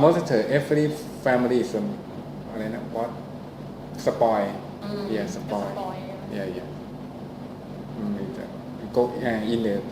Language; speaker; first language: English; non-native, learner; Thai